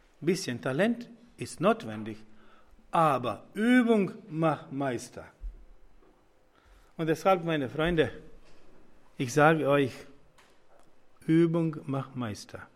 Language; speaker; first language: German; non-native, learner; Croatian